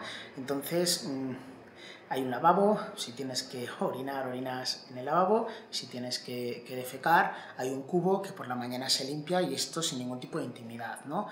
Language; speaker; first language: Spanish; native; Spanish